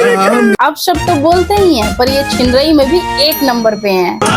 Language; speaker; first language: Hindi; native; Hindi